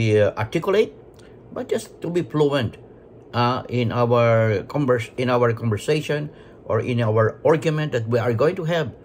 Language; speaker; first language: English; non-native, local second language; Filipino